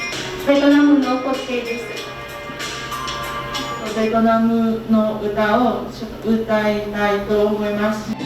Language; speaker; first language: Japanese; non-native, learner; Vietnamese